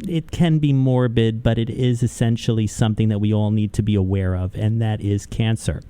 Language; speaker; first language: English; native; English